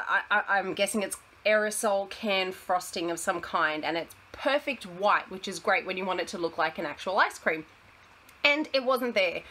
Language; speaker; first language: English; native; English